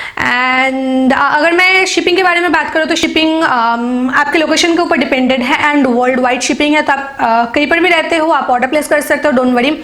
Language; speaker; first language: Hindi; non-native, local second language; Bangla